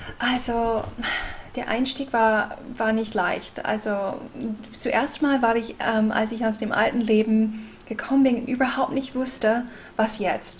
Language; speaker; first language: German; non-native, fluent; English